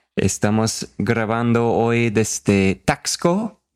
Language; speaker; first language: Spanish; non-native, fluent; English